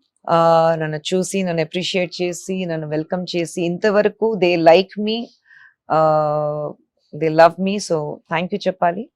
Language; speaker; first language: Telugu; non-native, fluent; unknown